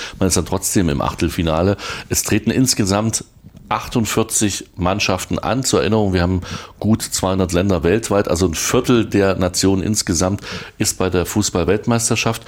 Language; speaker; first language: German; native; German